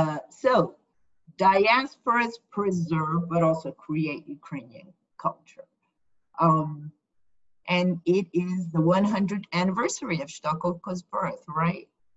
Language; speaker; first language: English; early bilingual, other home language; Ukrainian